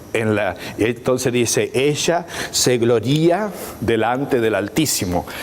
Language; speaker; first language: Spanish; native; Spanish